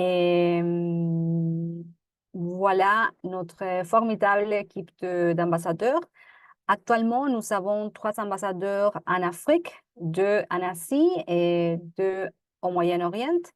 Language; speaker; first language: French; non-native, fluent; Spanish